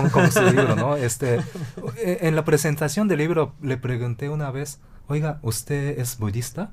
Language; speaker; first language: Spanish; non-native, fluent; Japanese